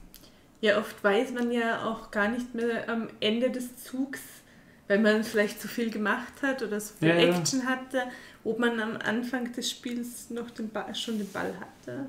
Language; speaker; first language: German; native; German